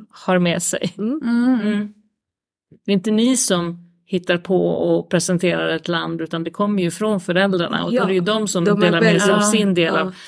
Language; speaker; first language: Swedish; native; Swedish